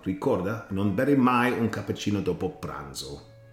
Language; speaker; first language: Italian; non-native, learner; English